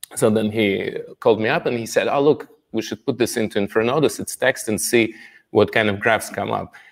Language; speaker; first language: English; non-native, fluent; Russian